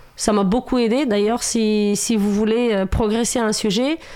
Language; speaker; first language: French; non-native, fluent; Romanian